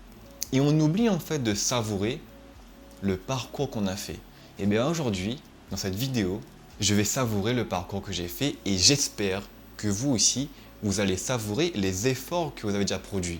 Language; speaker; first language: French; native; French